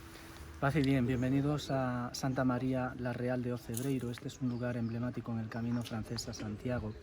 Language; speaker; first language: Spanish; native; Spanish